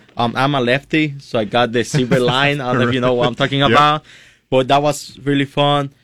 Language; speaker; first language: English; non-native, fluent; Spanish